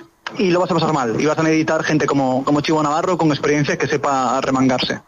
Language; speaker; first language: Spanish; native; Spanish